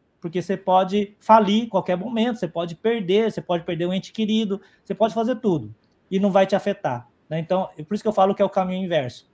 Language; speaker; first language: Portuguese; native; Portuguese